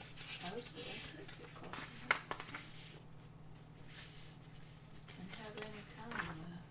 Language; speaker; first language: English; native; English